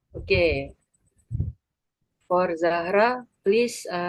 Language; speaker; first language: English; non-native, learner; Indonesian